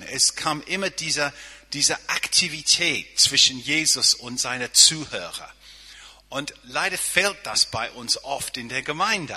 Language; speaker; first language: German; non-native, fluent; English